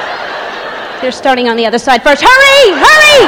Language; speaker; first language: English; native; English